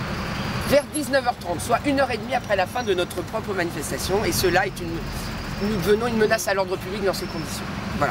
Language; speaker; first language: French; native; French